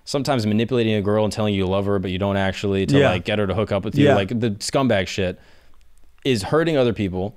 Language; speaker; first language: English; native; English